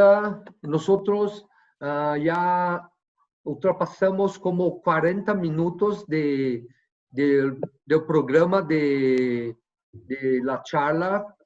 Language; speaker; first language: Spanish; non-native, fluent; Portuguese